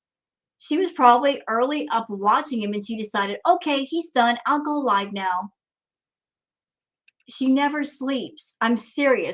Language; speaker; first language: English; native; English